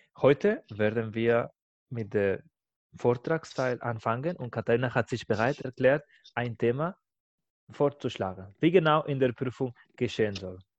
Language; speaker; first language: German; non-native, fluent; Spanish